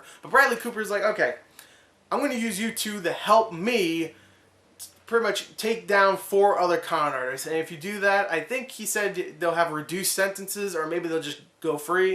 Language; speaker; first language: English; native; English